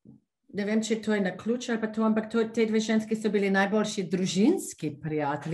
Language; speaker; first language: Slovenian; non-native, fluent; English